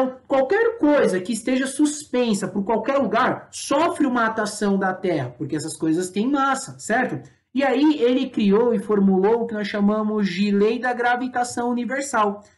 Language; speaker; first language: Portuguese; native; Portuguese